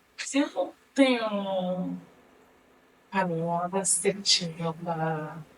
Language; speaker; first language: Portuguese; non-native, learner; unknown